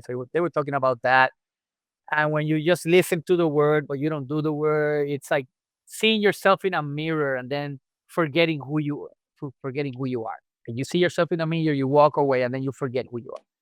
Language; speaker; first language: English; non-native, local second language; Spanish